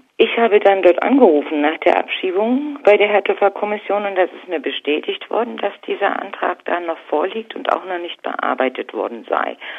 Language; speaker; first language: German; native; German